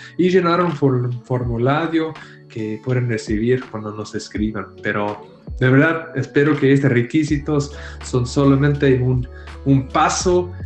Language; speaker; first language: Spanish; non-native, fluent; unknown